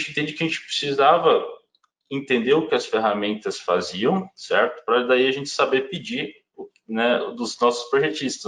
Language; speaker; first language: Portuguese; native; Portuguese